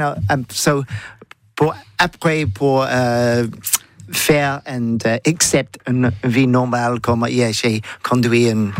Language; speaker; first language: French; non-native, learner; English